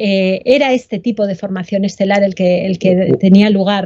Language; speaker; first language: Spanish; native; Spanish